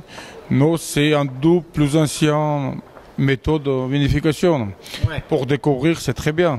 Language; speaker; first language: French; non-native, learner; Georgian